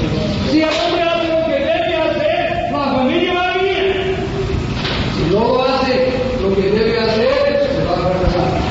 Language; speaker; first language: Spanish; non-native, fluent; English